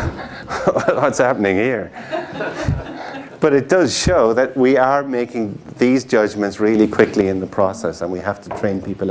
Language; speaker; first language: English; native; English